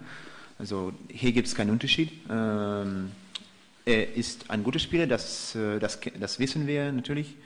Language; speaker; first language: German; non-native, fluent; Russian